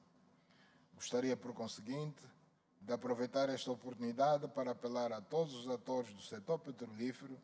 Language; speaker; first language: Portuguese; native; Portuguese